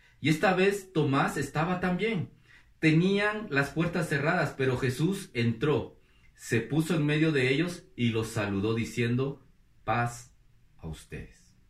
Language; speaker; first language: Spanish; native; Spanish